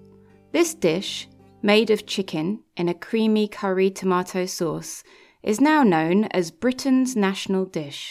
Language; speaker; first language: English; native; English